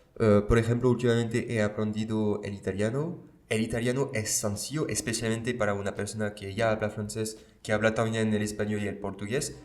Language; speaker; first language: Spanish; non-native, fluent; French